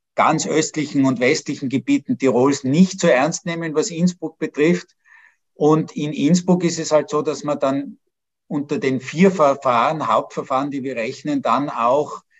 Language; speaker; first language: German; native; German